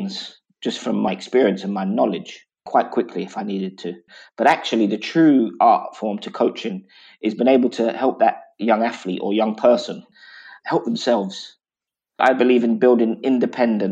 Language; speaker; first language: English; native; English